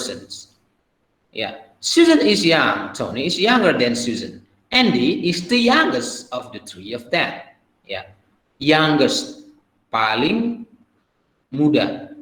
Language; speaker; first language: English; non-native, fluent; Indonesian